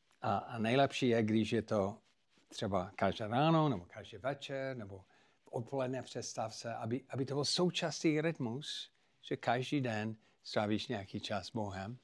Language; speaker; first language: Czech; non-native, fluent; English